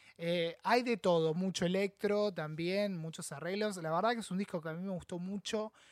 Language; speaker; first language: Spanish; native; Spanish